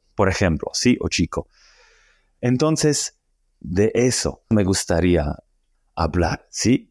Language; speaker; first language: Spanish; non-native, learner; Slovak